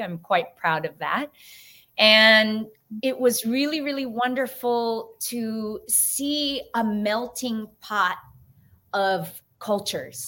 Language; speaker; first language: English; native; English